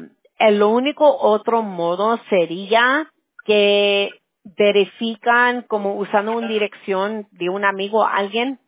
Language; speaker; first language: Spanish; early bilingual, heritage; Spanish